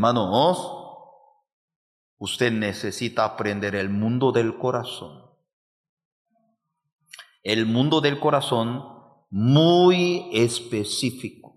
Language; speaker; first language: Spanish; non-native, fluent; Korean